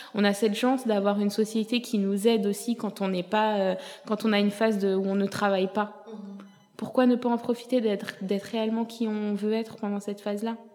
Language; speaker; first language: French; native; French